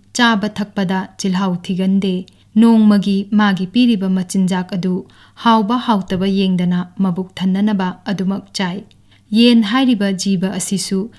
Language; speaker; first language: Manipuri; native; Manipuri